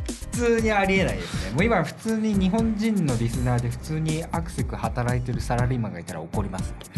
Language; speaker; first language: Japanese; native; Japanese